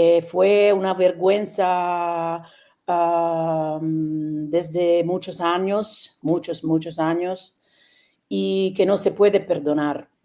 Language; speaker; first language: Spanish; non-native, learner; Italian